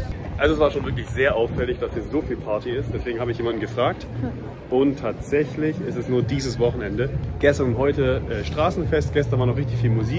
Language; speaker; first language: German; native; German